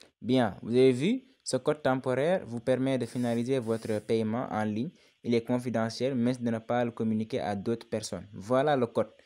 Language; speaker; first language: French; non-native, local second language; Wolof